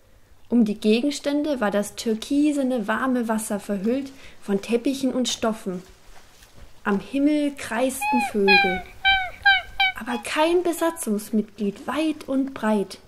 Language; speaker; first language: German; native; German